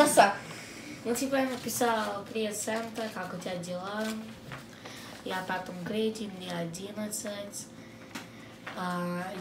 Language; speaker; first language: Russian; early bilingual, heritage; Russian